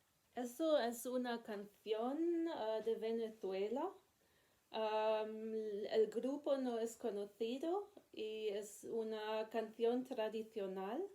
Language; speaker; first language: Spanish; non-native, learner; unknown